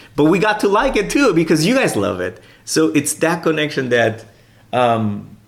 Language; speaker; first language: English; non-native, fluent; Romanian